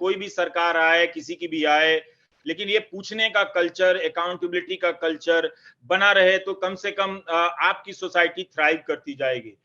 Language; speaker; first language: Hindi; native; Hindi